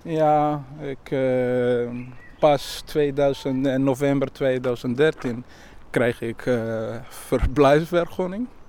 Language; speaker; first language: Dutch; non-native, learner; Somali